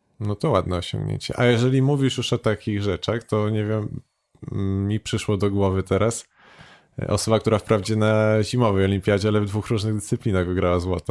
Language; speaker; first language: Polish; native; Polish